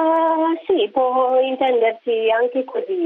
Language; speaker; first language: Italian; non-native, fluent; Romanian